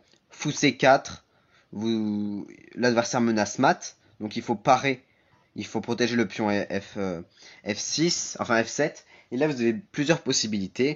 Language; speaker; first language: French; native; French